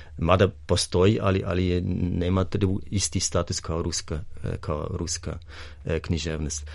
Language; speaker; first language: Serbian; non-native, fluent; German